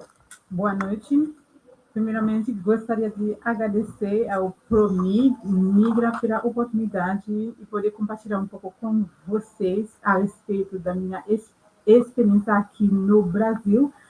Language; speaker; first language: Portuguese; non-native, local second language; Haitian Creole